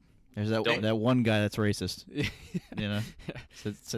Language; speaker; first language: English; native; English